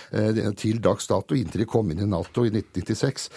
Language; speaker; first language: Norwegian; early bilingual, other home language; Hungarian